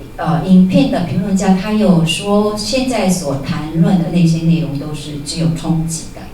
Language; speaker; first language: Chinese; native; Chinese